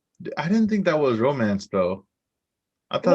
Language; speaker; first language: English; native; English